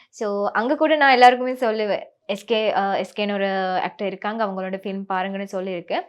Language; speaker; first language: Tamil; non-native, local second language; Sinhala